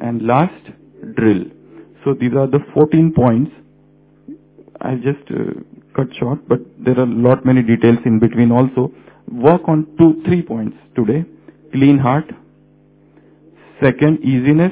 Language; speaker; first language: English; non-native, local second language; Marathi